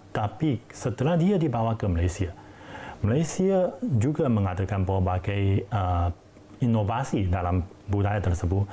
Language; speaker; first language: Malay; non-native, fluent; Chinese